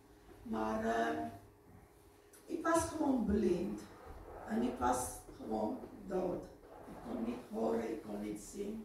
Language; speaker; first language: Dutch; non-native, fluent; Armenian